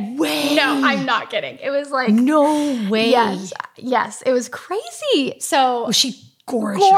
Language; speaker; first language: English; early bilingual, other home language; Portuguese